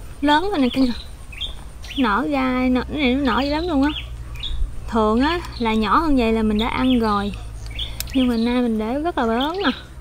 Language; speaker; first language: Vietnamese; native; Vietnamese